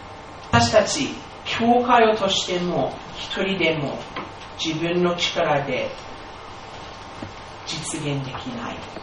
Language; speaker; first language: Japanese; non-native, fluent; English